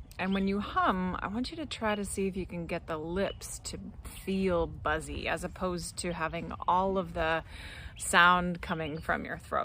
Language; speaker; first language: English; native; English